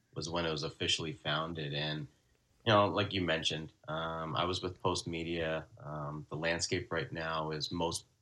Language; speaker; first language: English; native; English